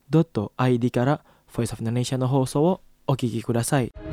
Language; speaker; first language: Japanese; non-native, fluent; Indonesian